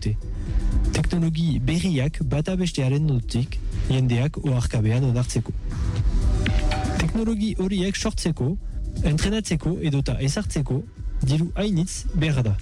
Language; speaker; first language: Basque; non-native, local second language; French